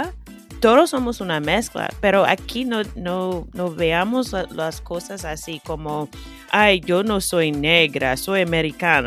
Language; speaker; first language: Spanish; non-native, fluent; English